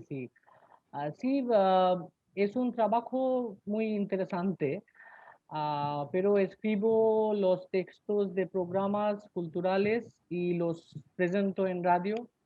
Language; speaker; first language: Spanish; non-native, learner; Bangla